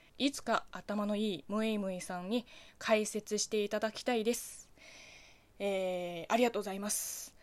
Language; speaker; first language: Japanese; non-native, fluent; Chinese